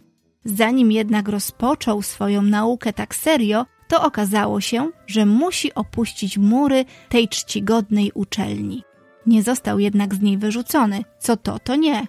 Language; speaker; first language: Polish; native; Polish